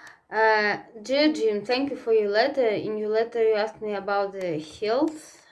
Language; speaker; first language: English; non-native, learner; Russian